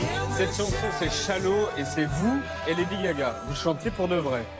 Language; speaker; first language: French; native; French